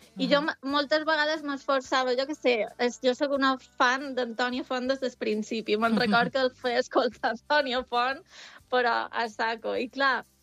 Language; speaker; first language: Catalan; native; Catalan